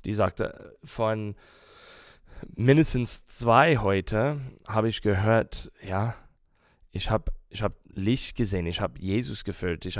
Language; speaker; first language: German; non-native, fluent; English